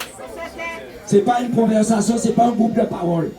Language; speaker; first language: French; native; French